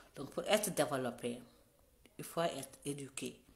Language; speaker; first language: French; non-native, local second language; Wolof